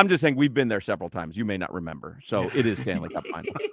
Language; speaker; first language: English; native; English